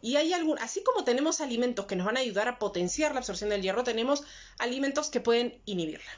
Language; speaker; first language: Spanish; native; Spanish